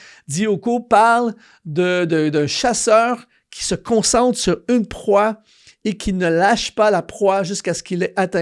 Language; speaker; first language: French; native; French